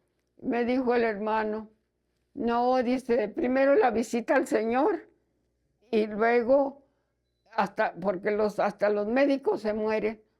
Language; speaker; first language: Spanish; native; Spanish